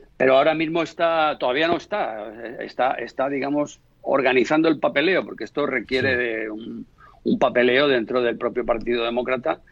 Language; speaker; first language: Spanish; native; Spanish